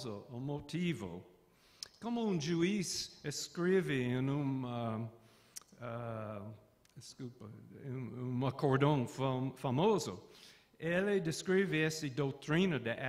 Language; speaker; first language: Portuguese; non-native, fluent; English